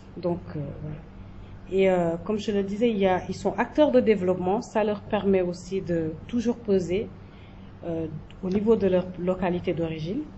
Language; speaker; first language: French; non-native, local second language; Jola-Fonyi